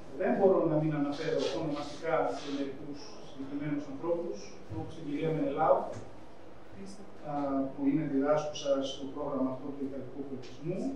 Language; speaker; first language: Greek; native; Greek